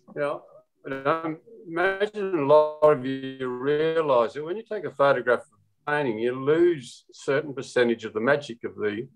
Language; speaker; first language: English; native; English